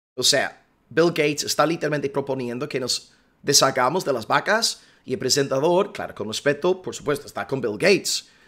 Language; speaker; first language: Spanish; non-native, fluent; English